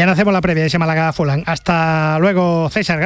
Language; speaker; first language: Spanish; native; Spanish